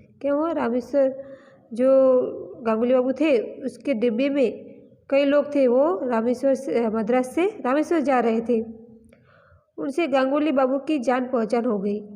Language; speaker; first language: Hindi; non-native, local second language; Gujarati